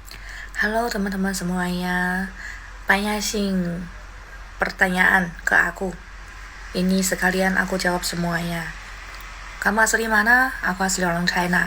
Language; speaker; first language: Indonesian; non-native, fluent; Chinese